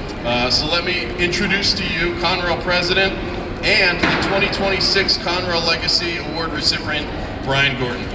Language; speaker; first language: English; native; English